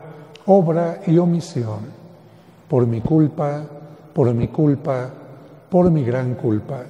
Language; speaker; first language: Spanish; native; Spanish